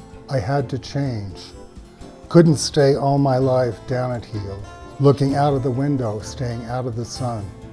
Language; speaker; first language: English; native; English